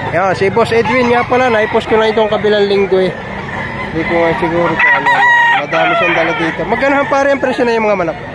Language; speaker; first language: Filipino; native; Filipino